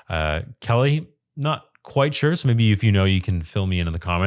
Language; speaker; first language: English; native; English